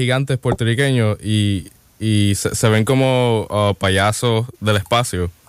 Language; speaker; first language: Spanish; non-native, learner; English